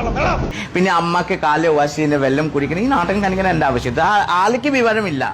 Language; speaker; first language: Malayalam; non-native, local second language; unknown